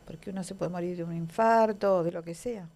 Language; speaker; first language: Spanish; native; Spanish